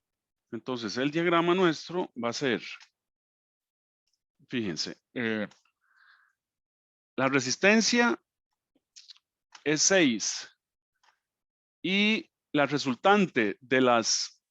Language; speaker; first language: Spanish; native; Spanish